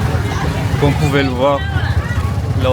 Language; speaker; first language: French; native; French